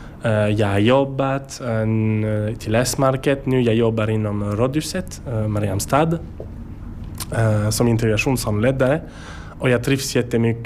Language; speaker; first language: Swedish; non-native, learner; French